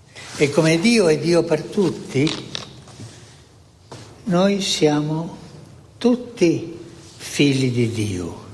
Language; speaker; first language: Italian; non-native, fluent; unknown